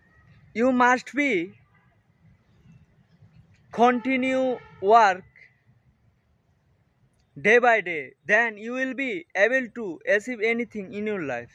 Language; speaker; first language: English; non-native, learner; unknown